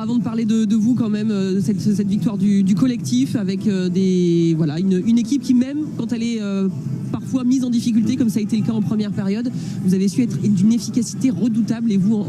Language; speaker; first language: French; native; French